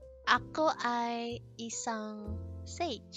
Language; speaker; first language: Filipino; non-native, learner; English